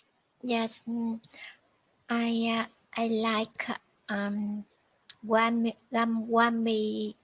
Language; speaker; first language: English; non-native, learner; Vietnamese